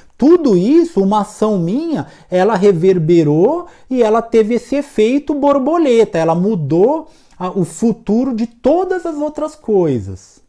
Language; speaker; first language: Portuguese; native; Portuguese